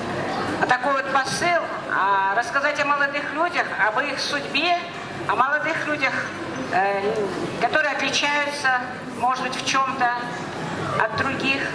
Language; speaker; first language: Russian; native; Russian